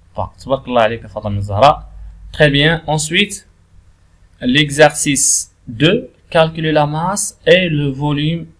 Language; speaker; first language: French; non-native, local second language; Arabic